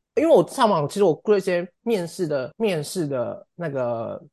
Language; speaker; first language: Chinese; native; Chinese